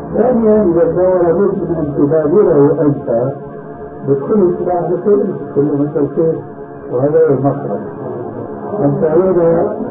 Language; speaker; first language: Arabic; early bilingual, other home language; Albanian